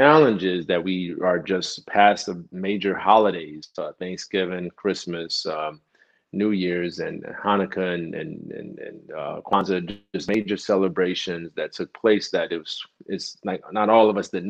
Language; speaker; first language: English; native; English